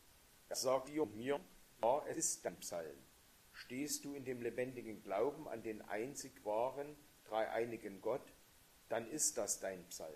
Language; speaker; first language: German; native; German